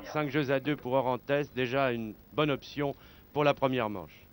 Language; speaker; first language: French; native; French